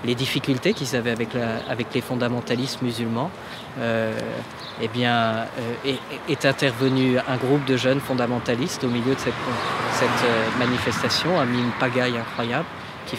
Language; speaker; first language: French; native; French